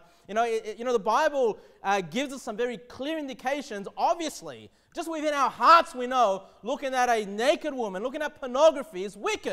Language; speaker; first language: English; native; English